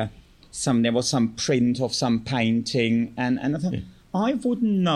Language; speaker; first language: English; non-native, fluent; German